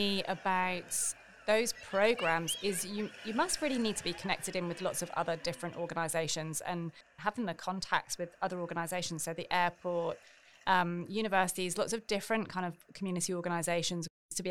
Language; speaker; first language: English; native; English